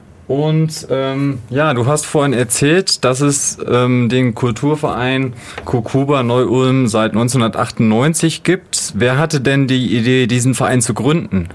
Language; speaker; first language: German; native; German